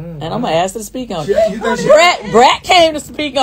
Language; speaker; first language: English; native; English